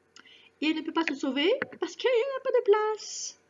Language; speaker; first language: French; native; French